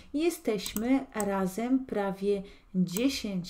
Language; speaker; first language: Polish; non-native, fluent; Spanish